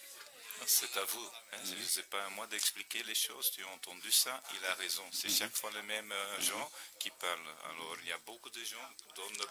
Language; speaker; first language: French; non-native, fluent; Dutch